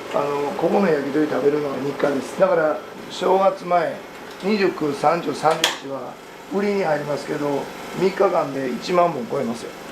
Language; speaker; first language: Japanese; native; Japanese